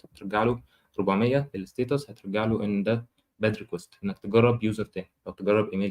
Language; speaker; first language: Arabic; native; Arabic